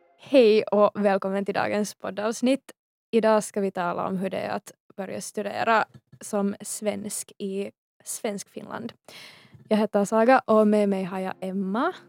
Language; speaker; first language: Swedish; native; Swedish